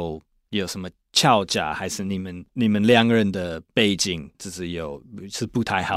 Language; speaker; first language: Chinese; non-native, fluent; English